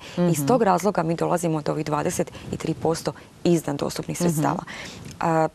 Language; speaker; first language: Croatian; native; Croatian